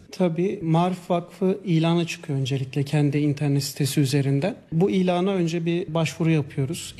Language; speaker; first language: Turkish; native; Turkish